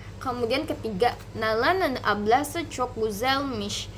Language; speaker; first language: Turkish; non-native, learner; Indonesian